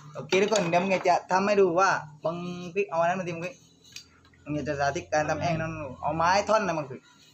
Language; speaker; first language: Thai; native; Thai